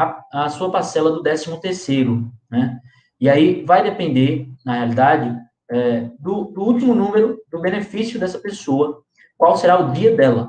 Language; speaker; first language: Portuguese; native; Portuguese